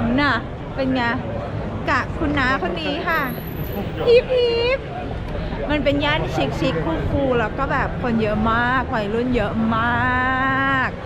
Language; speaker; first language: Thai; native; Thai